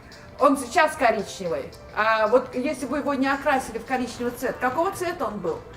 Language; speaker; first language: Russian; non-native, local second language; Turkmen